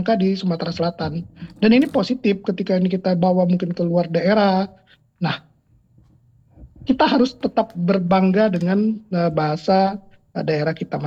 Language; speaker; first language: Indonesian; non-native, local second language; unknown